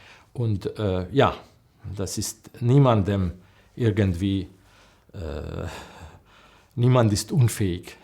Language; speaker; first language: German; non-native, learner; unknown